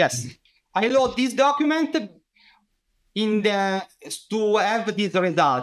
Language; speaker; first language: English; non-native, fluent; Italian